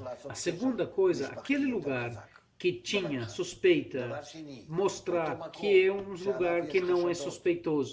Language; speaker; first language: Portuguese; non-native, fluent; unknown